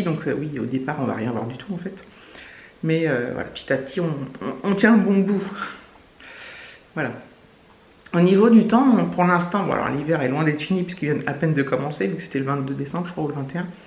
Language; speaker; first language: French; native; French